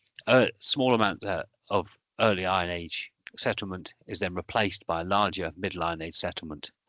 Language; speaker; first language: English; native; English